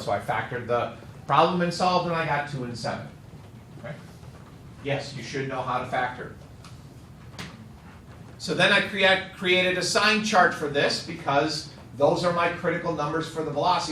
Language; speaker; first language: English; native; English